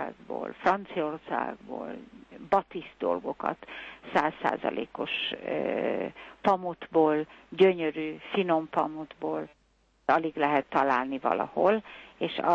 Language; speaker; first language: Hungarian; early bilingual, heritage; Hungarian